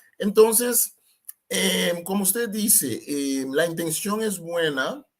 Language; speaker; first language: Spanish; non-native, fluent; Papiamento